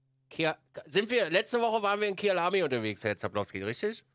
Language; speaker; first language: German; native; German